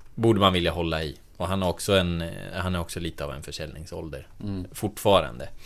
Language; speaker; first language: Swedish; native; Swedish